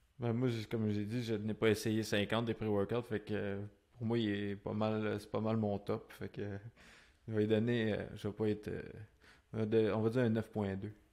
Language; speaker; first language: French; native; French